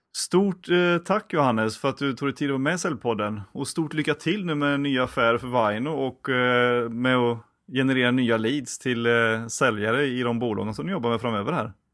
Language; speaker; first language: Swedish; native; Swedish